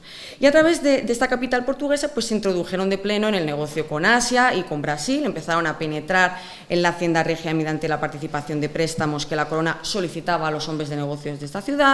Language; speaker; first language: Spanish; native; Spanish